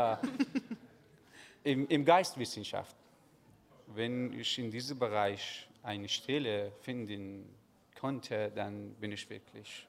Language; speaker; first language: German; non-native, learner; Arabic